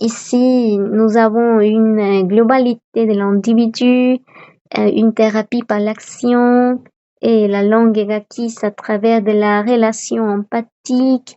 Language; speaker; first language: French; non-native, fluent; Spanish